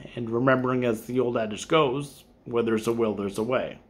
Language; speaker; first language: English; native; English